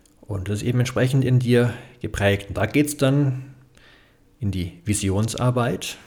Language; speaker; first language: German; native; German